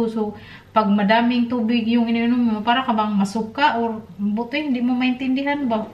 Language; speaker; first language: Filipino; non-native, local second language; Cebuano